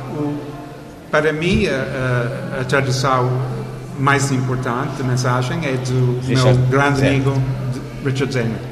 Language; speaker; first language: Portuguese; non-native, fluent; English